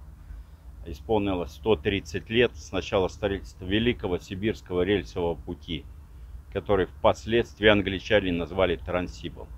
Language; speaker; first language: Russian; native; Russian